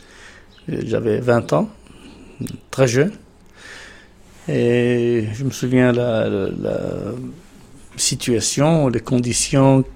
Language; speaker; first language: French; non-native, fluent; Hebrew